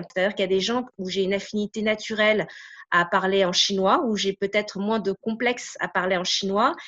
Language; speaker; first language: French; native; French